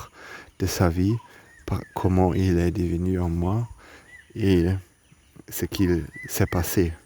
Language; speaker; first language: French; non-native, learner; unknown